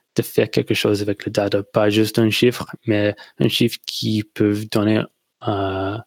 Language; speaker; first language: French; non-native, fluent; English